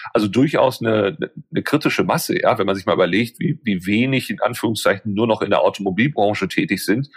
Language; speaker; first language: German; native; German